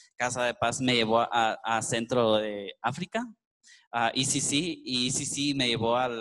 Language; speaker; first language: Spanish; native; Spanish